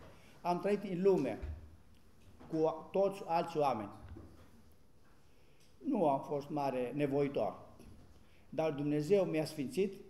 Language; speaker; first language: Romanian; non-native, learner; Greek